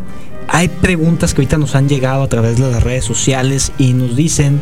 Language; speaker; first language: Spanish; native; Spanish